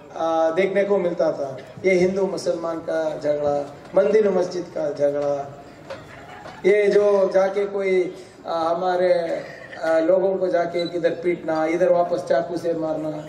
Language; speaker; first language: Hindi; non-native, local second language; Kannada